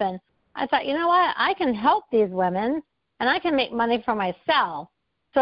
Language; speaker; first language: English; native; English